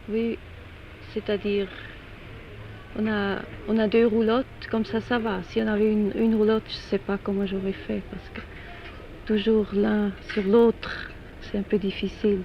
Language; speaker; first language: French; non-native, fluent; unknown